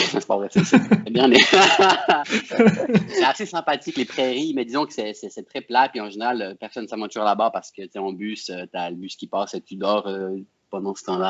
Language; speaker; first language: French; native; French